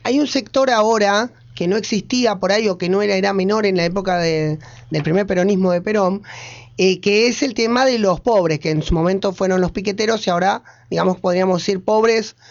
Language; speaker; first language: Spanish; native; Spanish